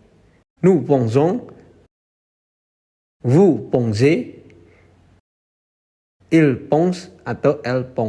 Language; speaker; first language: French; non-native, fluent; Indonesian